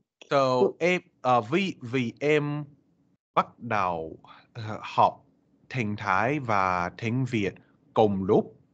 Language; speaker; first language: Vietnamese; non-native, learner; English